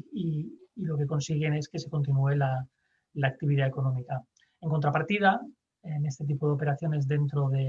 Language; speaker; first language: Spanish; native; Spanish